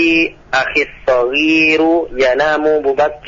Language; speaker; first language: Arabic; non-native, learner; Indonesian